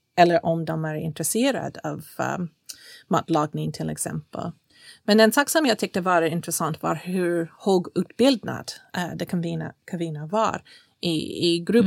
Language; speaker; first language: Swedish; non-native, fluent; English